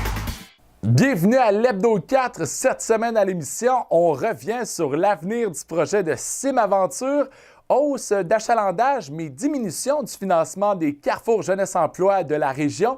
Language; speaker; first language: French; native; French